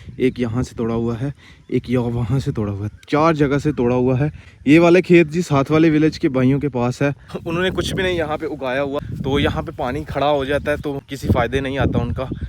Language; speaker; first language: Urdu; non-native, local second language; Punjabi